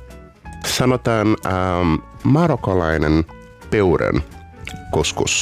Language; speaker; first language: Finnish; non-native, fluent; Portuguese